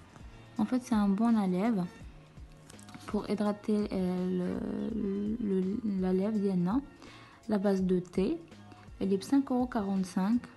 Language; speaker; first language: French; non-native, fluent; Arabic